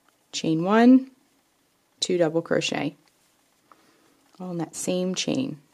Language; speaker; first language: English; native; English